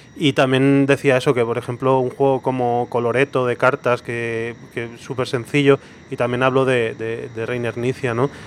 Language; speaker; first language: Spanish; non-native, local second language; Catalan